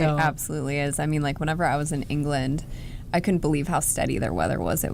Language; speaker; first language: English; native; English